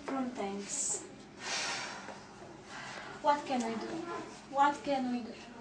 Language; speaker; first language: English; non-native, learner; Arabic